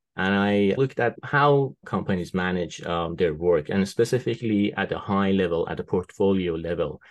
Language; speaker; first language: English; non-native, fluent; Persian